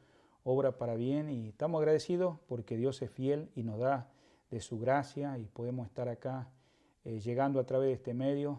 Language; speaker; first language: Spanish; native; Spanish